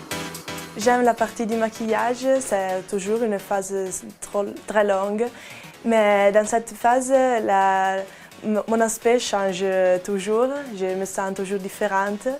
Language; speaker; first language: French; non-native, local second language; Italian